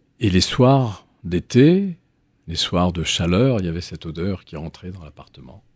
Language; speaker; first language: French; native; French